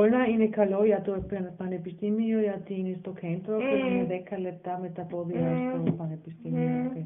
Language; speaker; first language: Greek; non-native, learner; German